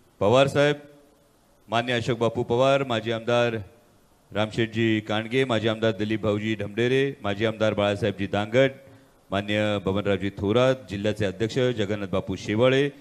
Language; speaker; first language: Marathi; native; Marathi